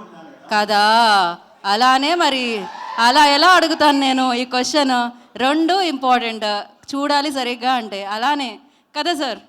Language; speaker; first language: Telugu; native; Telugu